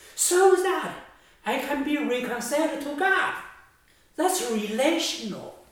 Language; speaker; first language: English; non-native, fluent; Chinese